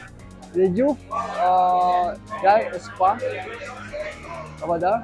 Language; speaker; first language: English; non-native, learner; Indonesian